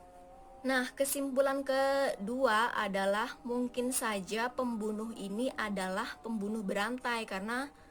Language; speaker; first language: Indonesian; native; Indonesian